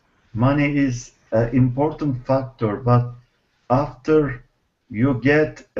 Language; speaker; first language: English; non-native, learner; Turkish